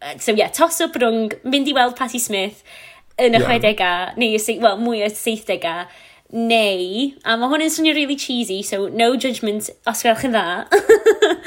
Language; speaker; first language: Welsh; non-native, local second language; English